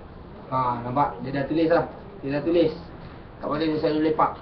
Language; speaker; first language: Malay; native; Malay